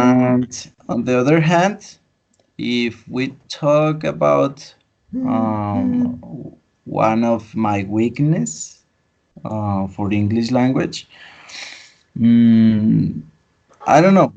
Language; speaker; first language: English; non-native, fluent; Spanish